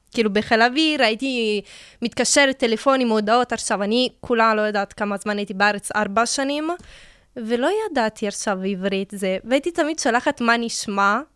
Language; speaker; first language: Hebrew; non-native, fluent; Italian